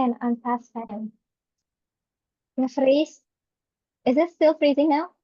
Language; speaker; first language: English; non-native, fluent; Indonesian